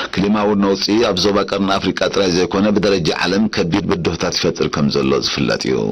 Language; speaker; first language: Tigrinya; native; Tigrinya